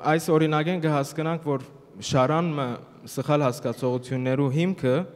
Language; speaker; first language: Armenian; early bilingual, heritage; Armenian